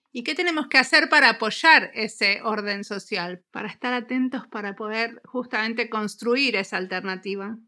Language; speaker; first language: Spanish; native; Spanish